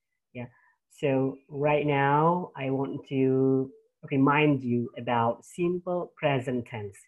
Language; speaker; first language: English; non-native, fluent; Indonesian